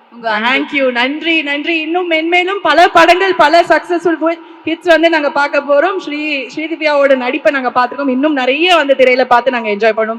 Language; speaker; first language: Tamil; native; Tamil